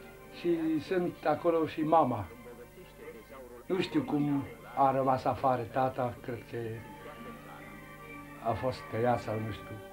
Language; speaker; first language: Romanian; non-native, local second language; Hungarian